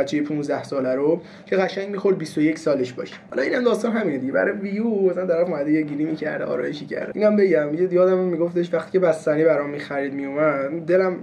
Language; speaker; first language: Persian; native; Persian